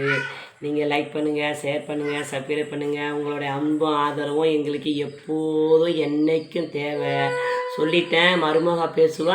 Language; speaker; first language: Tamil; native; Tamil